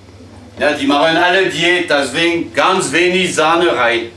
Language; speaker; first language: German; non-native, fluent; French